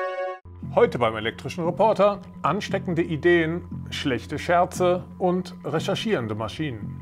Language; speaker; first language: German; native; German